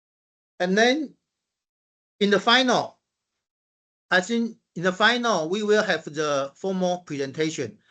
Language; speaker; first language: English; non-native, fluent; Chinese